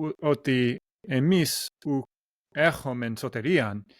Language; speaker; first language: Greek; non-native, learner; English